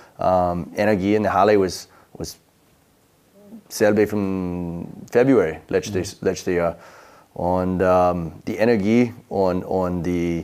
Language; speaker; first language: German; non-native, learner; English